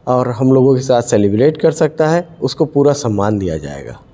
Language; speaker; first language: Hindi; native; Hindi